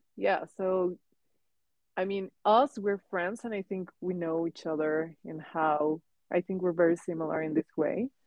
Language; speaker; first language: English; non-native, fluent; Spanish